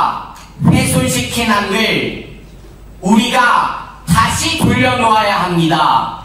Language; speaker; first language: Korean; native; Korean